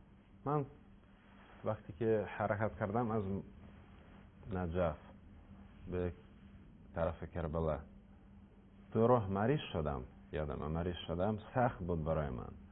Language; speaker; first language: Persian; non-native, learner; Russian